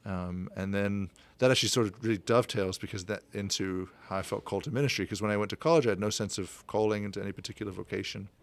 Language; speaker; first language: English; native; English